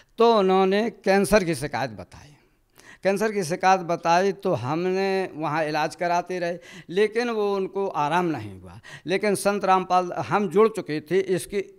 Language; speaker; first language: Hindi; native; Hindi